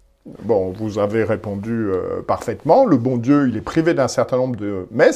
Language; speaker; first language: French; native; French